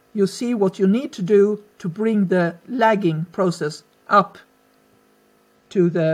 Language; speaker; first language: English; non-native, fluent; Swedish